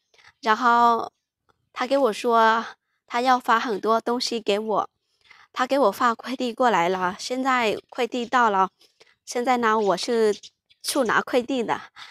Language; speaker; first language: Chinese; non-native, fluent; Lao